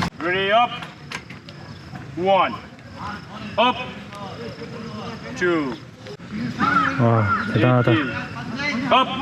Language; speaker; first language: Korean; native; Korean